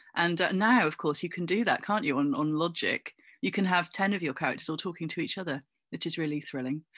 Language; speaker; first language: English; native; English